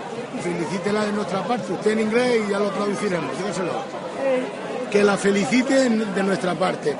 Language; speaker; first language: Spanish; native; Spanish